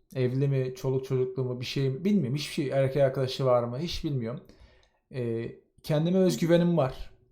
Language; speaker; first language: Turkish; native; Turkish